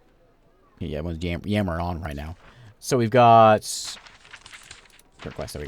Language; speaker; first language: English; native; English